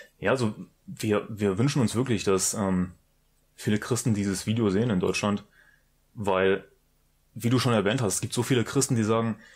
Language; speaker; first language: German; native; German